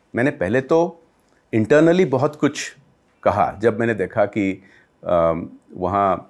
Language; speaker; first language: Hindi; non-native, local second language; Odia